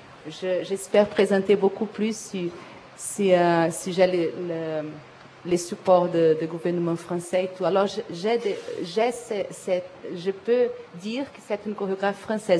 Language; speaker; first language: French; non-native, fluent; Portuguese